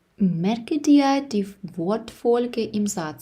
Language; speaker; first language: German; non-native, fluent; Ukrainian